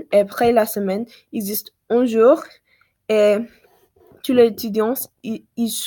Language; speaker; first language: French; non-native, learner; English